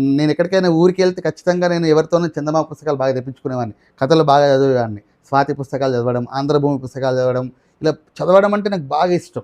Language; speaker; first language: Telugu; non-native, local second language; Marathi